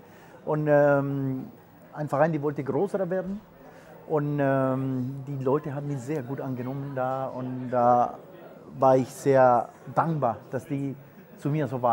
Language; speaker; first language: German; non-native, fluent; Spanish